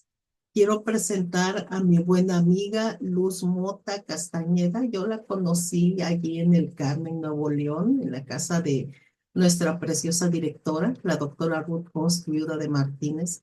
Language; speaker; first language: Spanish; native; Spanish